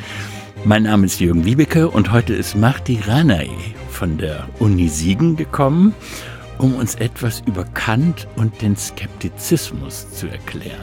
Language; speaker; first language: German; native; German